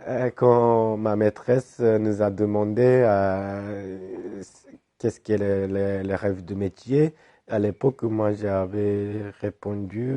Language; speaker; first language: French; non-native, fluent; Japanese